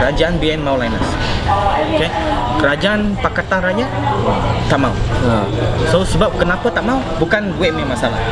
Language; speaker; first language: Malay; non-native, local second language; Cantonese